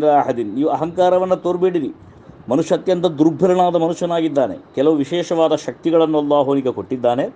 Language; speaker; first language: Kannada; non-native, local second language; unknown